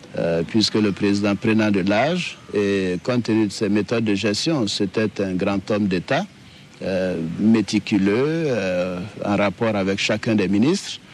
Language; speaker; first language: French; non-native, local second language; Dyula